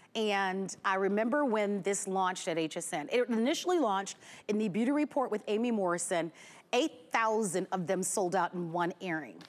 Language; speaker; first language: English; native; English